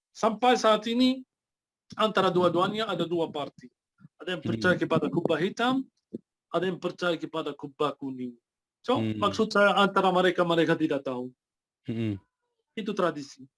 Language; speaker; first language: Indonesian; non-native, fluent; Arabic